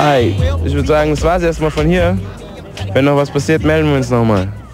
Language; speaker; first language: German; native; German